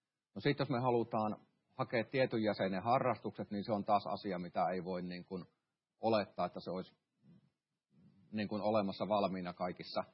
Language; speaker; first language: Finnish; native; Finnish